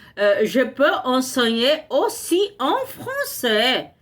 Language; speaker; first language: French; non-native, learner; Portuguese